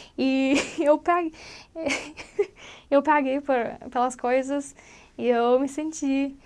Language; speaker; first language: Portuguese; non-native, learner; English